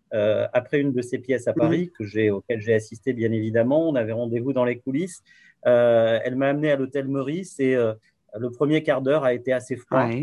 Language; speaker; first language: French; native; French